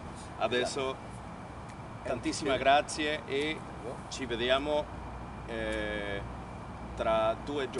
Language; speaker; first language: Italian; non-native, learner; Spanish